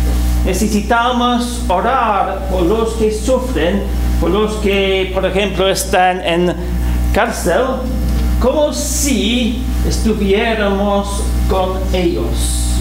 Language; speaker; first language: Spanish; non-native, fluent; English